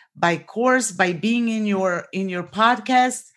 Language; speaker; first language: English; non-native, fluent; Portuguese